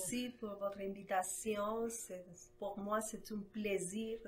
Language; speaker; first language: French; non-native, fluent; Spanish